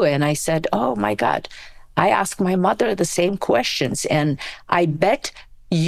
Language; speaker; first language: English; non-native, fluent; Romanian